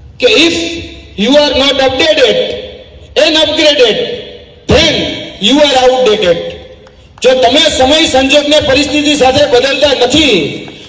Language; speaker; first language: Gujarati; native; Gujarati